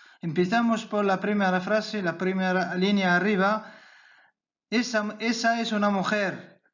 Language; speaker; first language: Spanish; non-native, fluent; Arabic